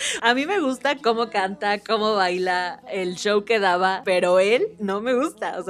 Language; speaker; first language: Spanish; native; Spanish